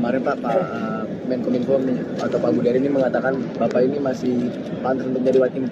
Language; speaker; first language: Indonesian; native; Indonesian